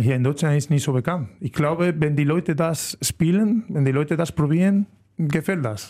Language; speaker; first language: German; non-native, learner; Spanish